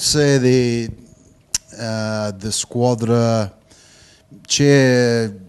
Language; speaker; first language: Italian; non-native, learner; English